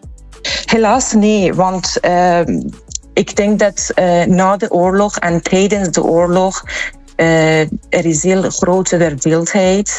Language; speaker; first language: Dutch; non-native, fluent; Persian